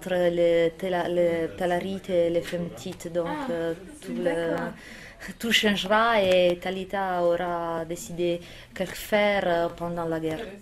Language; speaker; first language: French; non-native, fluent; Italian